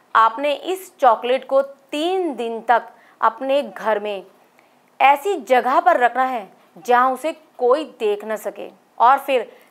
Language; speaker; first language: Hindi; native; Hindi